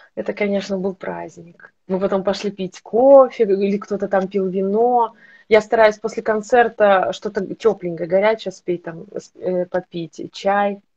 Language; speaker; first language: Russian; native; Russian